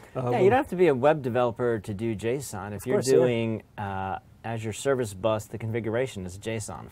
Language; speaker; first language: English; native; English